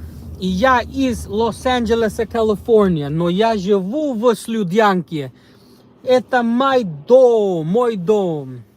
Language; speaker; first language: Russian; non-native, learner; English